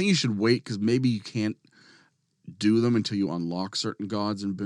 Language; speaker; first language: English; native; English